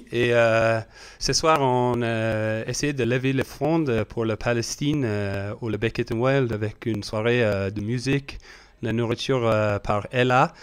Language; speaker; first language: French; non-native, learner; English